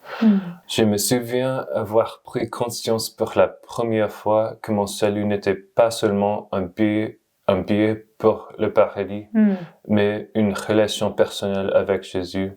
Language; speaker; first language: French; non-native, learner; English